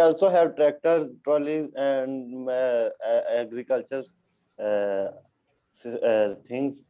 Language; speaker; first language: English; non-native, learner; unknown